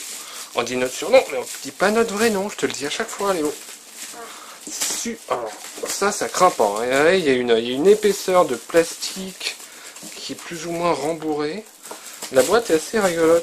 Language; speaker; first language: French; native; French